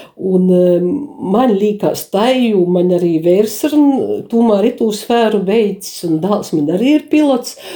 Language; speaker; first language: Latvian; native; Latvian